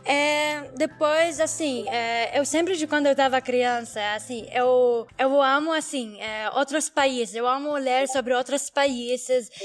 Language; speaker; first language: Portuguese; non-native, learner; Arabic